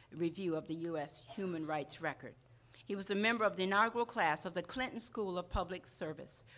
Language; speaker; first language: English; non-native, fluent; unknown